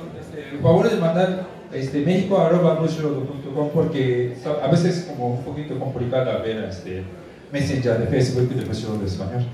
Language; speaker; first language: Spanish; non-native, learner; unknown